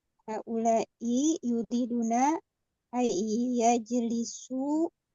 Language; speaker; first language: Arabic; non-native, learner; Indonesian